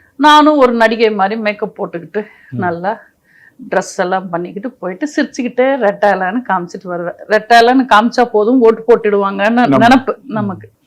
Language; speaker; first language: Tamil; non-native, local second language; Telugu